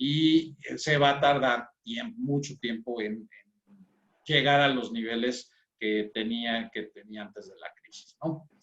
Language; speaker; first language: Spanish; native; Spanish